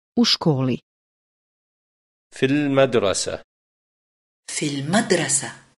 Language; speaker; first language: Arabic; non-native, fluent; Bosnian